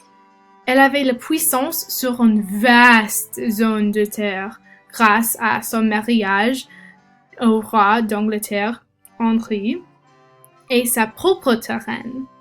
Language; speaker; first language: French; non-native, learner; English